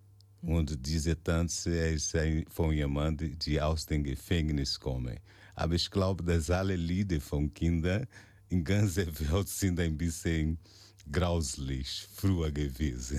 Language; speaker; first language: German; non-native, fluent; Portuguese